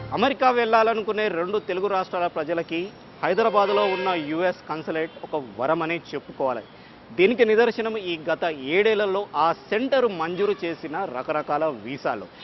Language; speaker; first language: Telugu; native; Telugu